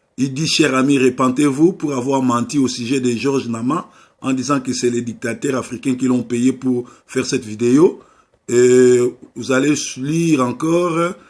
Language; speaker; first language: French; non-native, local second language; Lingala